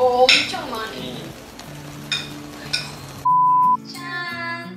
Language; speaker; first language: Korean; non-native, learner; Spanish